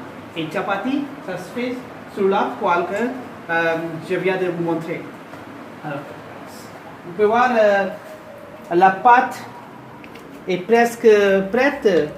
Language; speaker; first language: French; non-native, fluent; Hindi